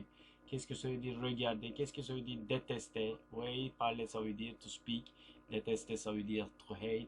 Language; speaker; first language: French; non-native, fluent; Turkish